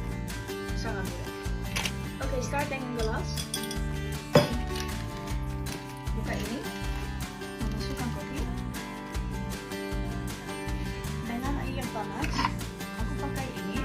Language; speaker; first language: Indonesian; non-native, learner; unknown